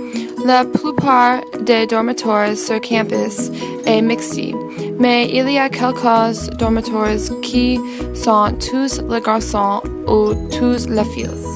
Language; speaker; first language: French; non-native, learner; English